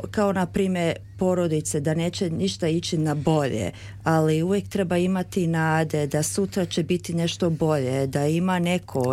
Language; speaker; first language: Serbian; early bilingual, heritage; Serbian